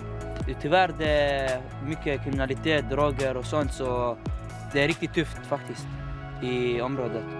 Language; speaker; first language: Swedish; early bilingual, other home language; Arabic